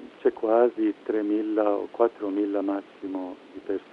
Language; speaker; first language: Italian; non-native, fluent; Arabic